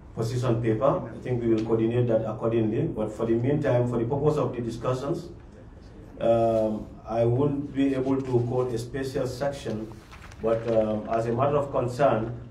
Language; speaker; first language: English; non-native, local second language; Mandingo